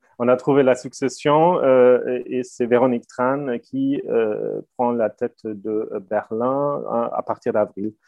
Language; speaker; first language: French; non-native, fluent; German